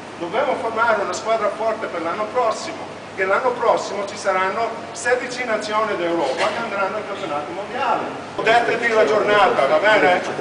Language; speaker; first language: Italian; non-native, fluent; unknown